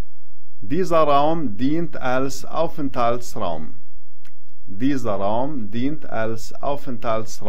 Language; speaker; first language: German; non-native, fluent; Arabic